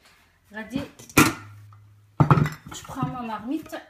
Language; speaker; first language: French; non-native, local second language; Arabic